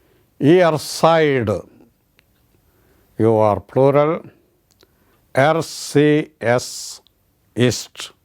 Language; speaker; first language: German; non-native, learner; Malayalam